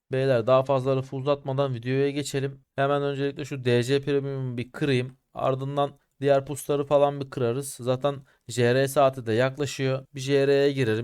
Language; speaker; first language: Turkish; native; Turkish